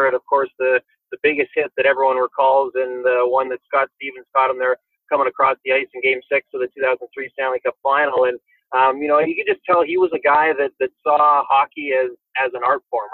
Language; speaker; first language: English; native; English